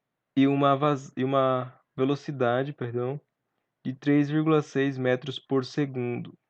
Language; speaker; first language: Portuguese; native; Portuguese